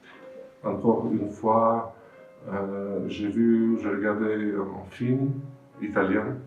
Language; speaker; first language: French; non-native, fluent; Russian